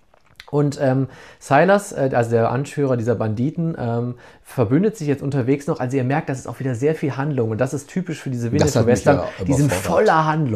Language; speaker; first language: German; native; German